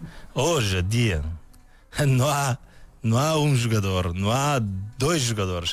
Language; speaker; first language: Portuguese; non-native, learner; Bulgarian